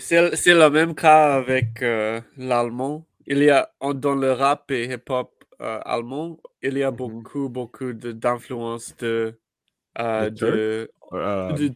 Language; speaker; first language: French; non-native, learner; English